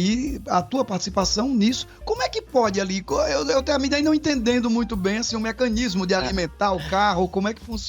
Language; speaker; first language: Portuguese; native; Portuguese